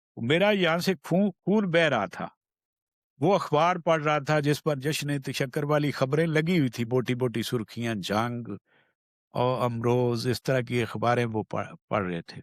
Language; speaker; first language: Urdu; non-native, local second language; Punjabi